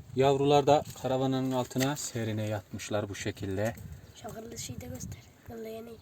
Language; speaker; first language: Turkish; native; Turkish